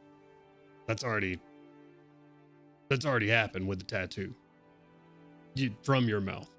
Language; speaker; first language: English; native; English